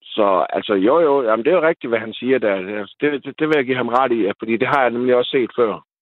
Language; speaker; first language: Danish; native; Danish